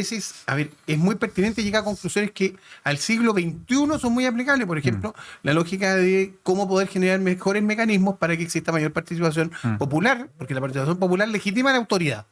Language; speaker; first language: Spanish; native; Spanish